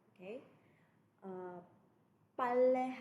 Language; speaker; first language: Korean; non-native, fluent; Cebuano